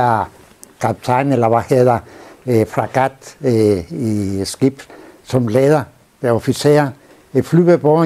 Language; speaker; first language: Danish; non-native, fluent; Spanish